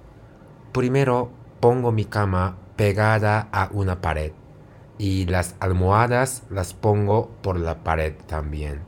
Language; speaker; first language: Spanish; non-native, fluent; Japanese